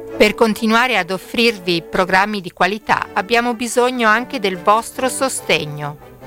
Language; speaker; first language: Italian; native; Italian